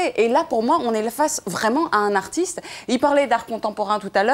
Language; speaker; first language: French; native; French